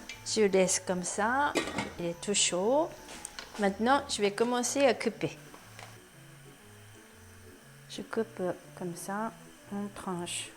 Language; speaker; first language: French; non-native, learner; Japanese